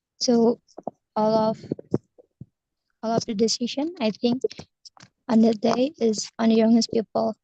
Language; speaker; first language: English; non-native, learner; Indonesian